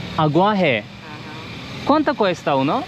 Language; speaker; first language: Spanish; non-native, learner; Turkish